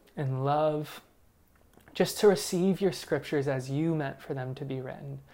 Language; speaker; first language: English; native; English